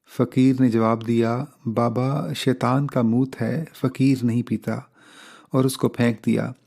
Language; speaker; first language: Urdu; native; Urdu